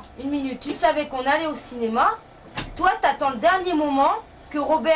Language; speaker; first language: French; native; French